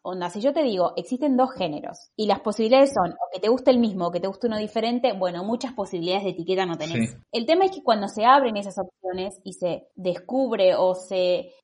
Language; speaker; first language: Spanish; native; Spanish